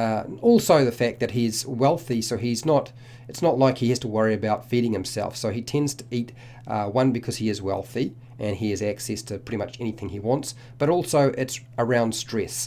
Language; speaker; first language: English; native; English